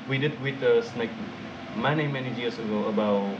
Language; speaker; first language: English; non-native, learner; Vietnamese